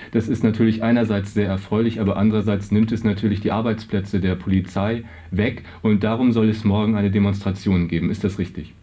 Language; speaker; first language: German; native; German